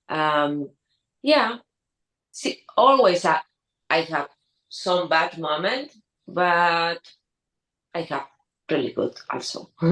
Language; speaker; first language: English; non-native, learner; Spanish